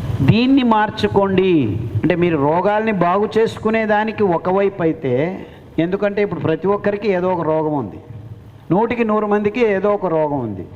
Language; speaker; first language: Telugu; native; Telugu